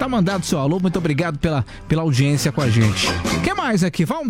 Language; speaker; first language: Portuguese; native; Portuguese